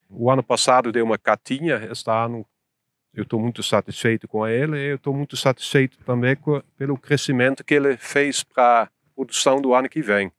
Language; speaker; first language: Portuguese; non-native, fluent; Dutch